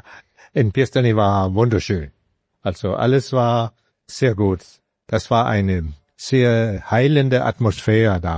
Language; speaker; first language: German; non-native, fluent; Danish